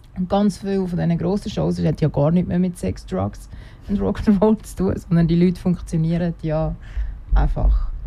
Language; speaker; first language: German; native; German